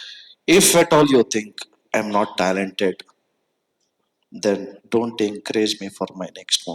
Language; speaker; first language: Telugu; non-native, learner; Kannada